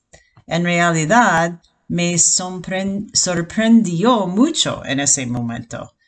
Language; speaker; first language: Spanish; non-native, fluent; English